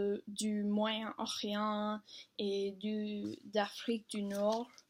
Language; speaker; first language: French; non-native, learner; English